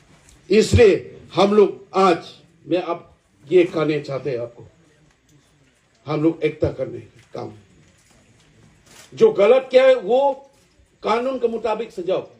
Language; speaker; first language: Hindi; non-native, local second language; Khasi